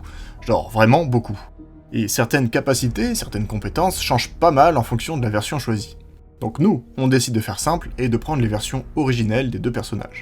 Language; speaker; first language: French; native; French